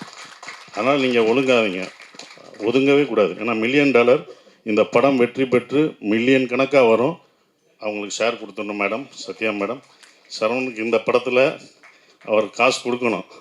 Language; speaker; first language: Tamil; native; Tamil